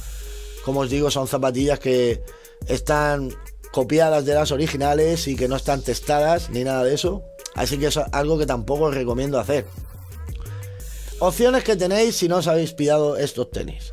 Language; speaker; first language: Spanish; native; Spanish